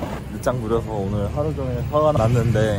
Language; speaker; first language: Korean; native; Korean